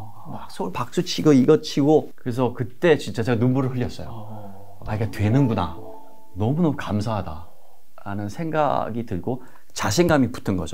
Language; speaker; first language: Korean; native; Korean